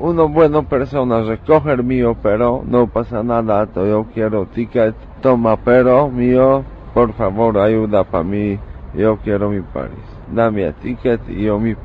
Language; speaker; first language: Spanish; non-native, learner; Polish